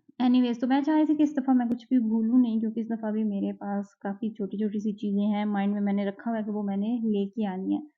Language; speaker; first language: Urdu; native; Urdu